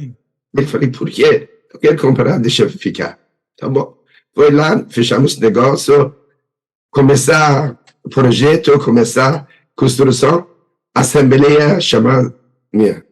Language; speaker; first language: Portuguese; non-native, learner; Persian